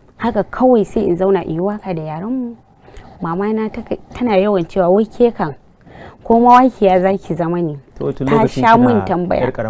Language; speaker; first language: Hausa; non-native, local second language; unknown